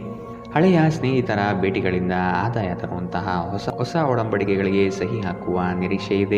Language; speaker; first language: Kannada; native; Kannada